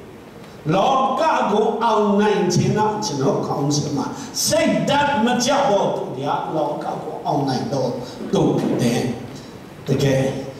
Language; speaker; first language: Burmese; non-native, local second language; Tedim Chin